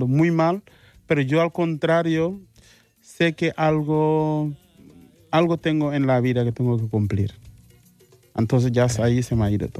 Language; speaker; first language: Spanish; non-native, fluent; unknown